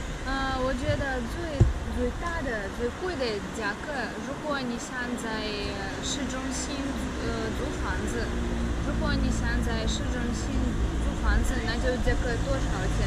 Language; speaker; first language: Chinese; non-native, fluent; Russian